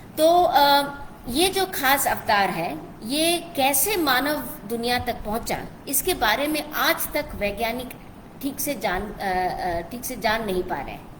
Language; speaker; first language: Hindi; non-native, local second language; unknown